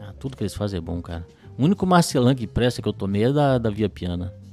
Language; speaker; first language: Portuguese; native; Portuguese